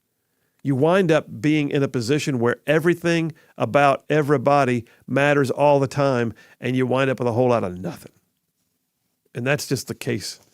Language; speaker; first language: English; native; English